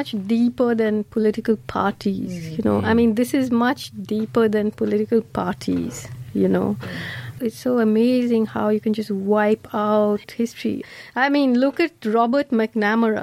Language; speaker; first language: English; non-native, local second language; Malayalam